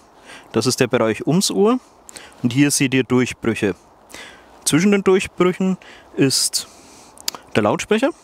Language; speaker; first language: German; native; German